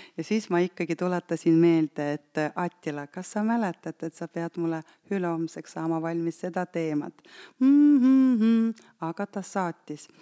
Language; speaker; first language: Estonian; non-native, local second language; Russian